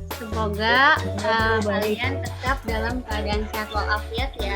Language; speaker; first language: Indonesian; native; Indonesian